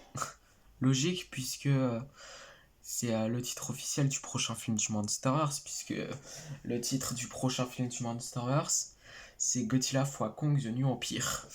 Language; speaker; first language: French; native; French